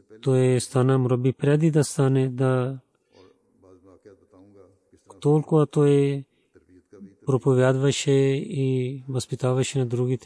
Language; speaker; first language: Bulgarian; non-native, learner; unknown